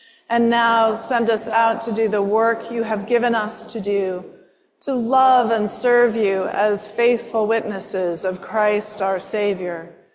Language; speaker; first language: English; native; English